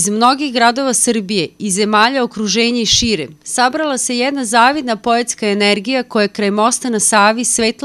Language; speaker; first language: Serbian; native; Serbian